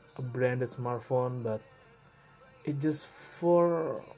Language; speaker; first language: English; non-native, learner; Indonesian